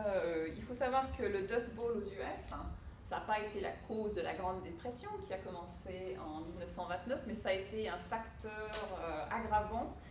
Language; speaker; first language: French; native; French